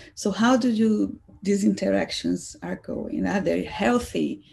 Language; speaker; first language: English; non-native, fluent; Portuguese